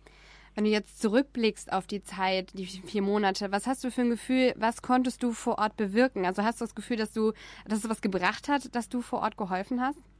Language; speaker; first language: German; native; German